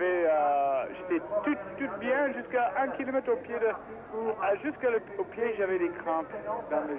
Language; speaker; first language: French; non-native, learner; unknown